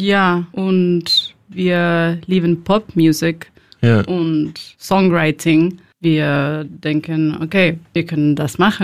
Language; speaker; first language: German; non-native, learner; Spanish